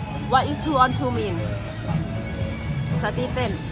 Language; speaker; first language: English; non-native, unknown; Thai